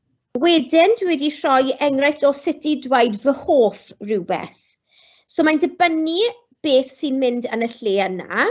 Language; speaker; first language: Welsh; non-native, local second language; English